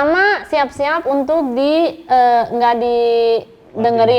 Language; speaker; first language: Indonesian; non-native, fluent; Spanish